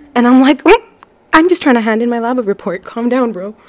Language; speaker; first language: English; native; English